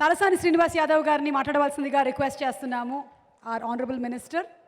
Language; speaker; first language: Telugu; native; Telugu